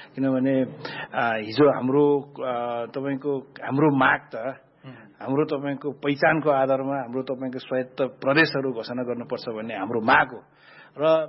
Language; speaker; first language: Nepali; non-native, local second language; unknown